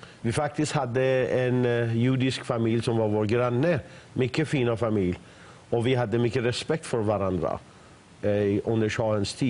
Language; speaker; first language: Swedish; non-native, fluent; Persian